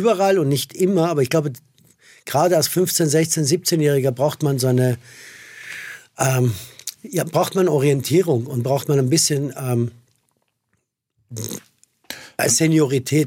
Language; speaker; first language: German; non-native, fluent; Persian